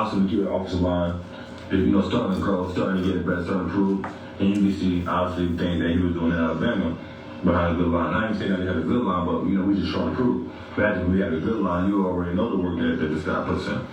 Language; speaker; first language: English; native; English